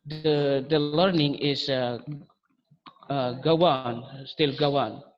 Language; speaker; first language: English; non-native, learner; Indonesian